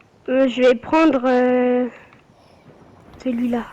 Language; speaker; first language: French; native; French